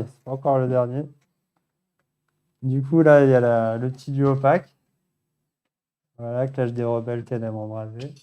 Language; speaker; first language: French; native; French